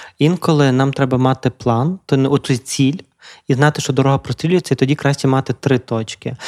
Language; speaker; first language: Ukrainian; native; Ukrainian